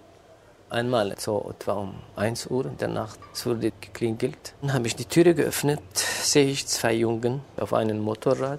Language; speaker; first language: German; non-native, fluent; Kurdish